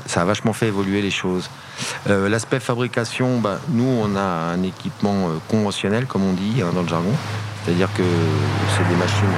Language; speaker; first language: French; native; French